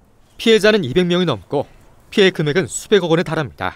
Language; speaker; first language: Korean; native; Korean